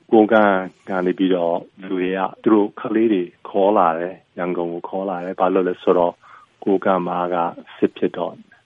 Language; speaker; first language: Burmese; non-native, local second language; Chinese